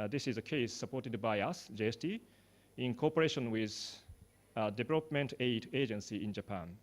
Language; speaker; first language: English; non-native, fluent; Japanese